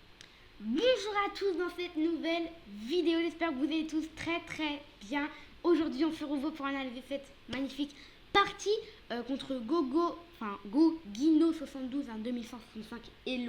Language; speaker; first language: French; native; French